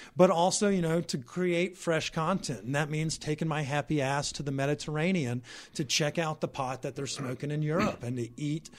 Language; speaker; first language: English; native; English